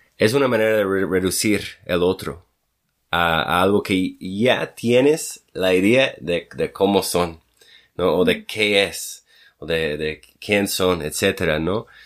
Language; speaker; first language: Spanish; non-native, fluent; English